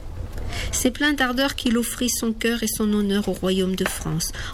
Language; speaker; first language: French; native; French